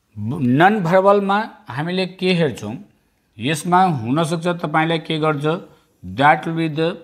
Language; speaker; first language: Nepali; non-native, local second language; Bhojpuri